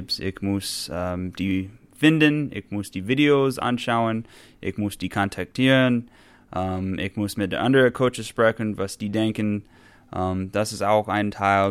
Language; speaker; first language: German; non-native, fluent; English